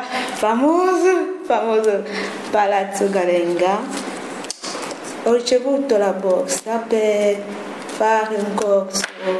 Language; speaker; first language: Italian; non-native, fluent; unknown